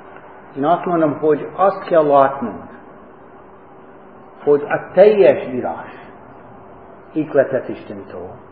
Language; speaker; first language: Hungarian; non-native, fluent; English